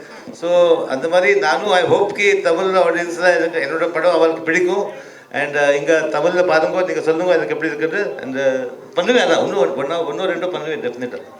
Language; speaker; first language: Tamil; early bilingual, heritage; Tamil